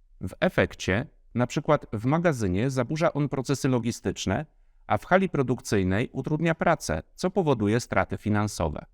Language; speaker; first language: Polish; native; Polish